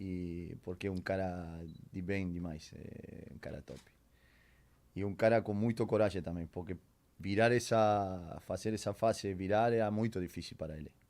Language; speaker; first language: Portuguese; non-native, learner; Spanish